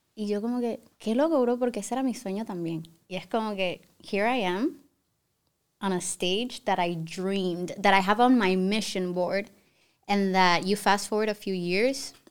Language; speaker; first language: English; early bilingual, other home language; Spanish